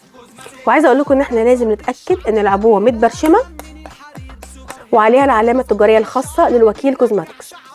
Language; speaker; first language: Arabic; native; Arabic